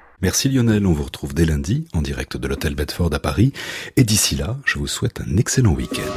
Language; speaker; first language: French; native; French